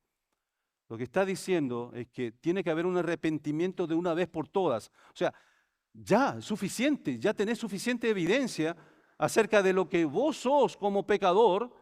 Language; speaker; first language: Spanish; native; Spanish